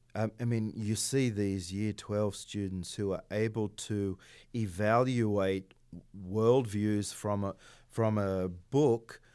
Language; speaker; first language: English; native; English